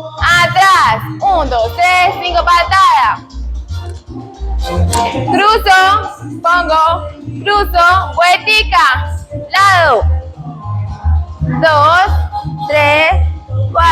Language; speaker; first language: Spanish; native; Spanish